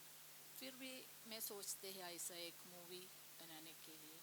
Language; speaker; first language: Hindi; non-native, local second language; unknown